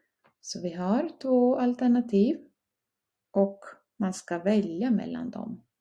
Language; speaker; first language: Swedish; non-native, fluent; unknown